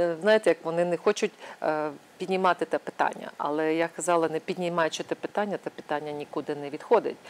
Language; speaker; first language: Ukrainian; native; Ukrainian